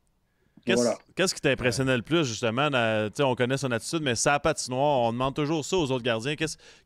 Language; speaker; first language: French; native; French